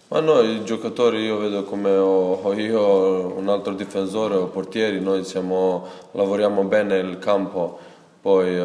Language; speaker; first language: Italian; non-native, fluent; Serbian